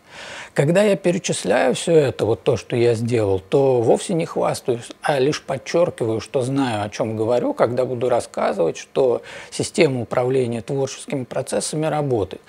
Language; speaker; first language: Russian; native; Russian